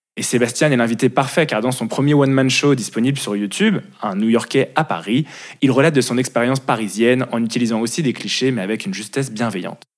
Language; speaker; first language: French; native; French